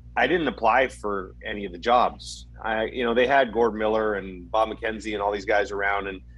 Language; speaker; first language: English; native; English